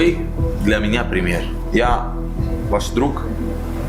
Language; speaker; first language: Russian; non-native, fluent; Italian